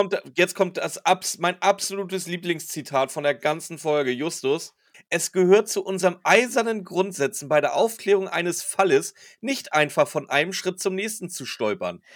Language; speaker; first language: German; native; German